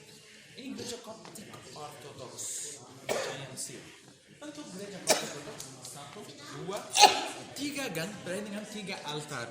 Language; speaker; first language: Indonesian; non-native, fluent; Arabic